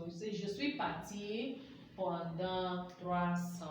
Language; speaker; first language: French; non-native, fluent; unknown